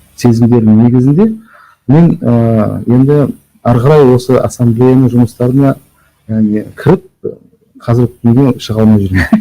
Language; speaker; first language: Kazakh; non-native, local second language; Uzbek